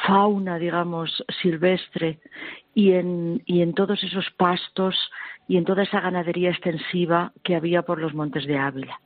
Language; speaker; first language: Spanish; native; Spanish